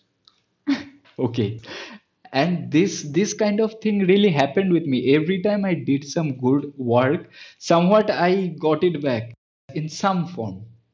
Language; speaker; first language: English; non-native, local second language; Bangla